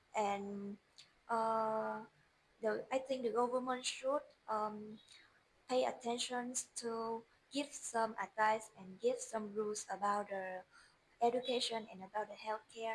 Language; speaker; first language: English; non-native, learner; Vietnamese